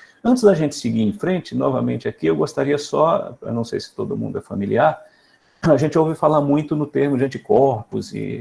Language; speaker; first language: Portuguese; native; Portuguese